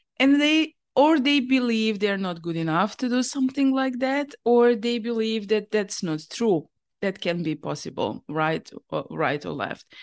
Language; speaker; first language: English; non-native, fluent; Serbian